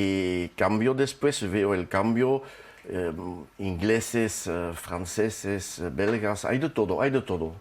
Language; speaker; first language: Spanish; non-native, fluent; French